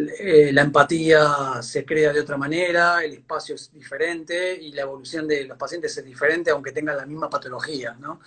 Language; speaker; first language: Spanish; native; Spanish